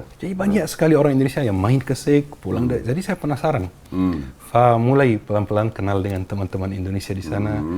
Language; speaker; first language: Indonesian; non-native, fluent; Arabic